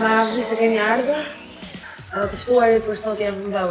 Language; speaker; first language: Albanian; native; Albanian